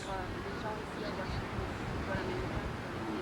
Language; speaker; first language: French; native; French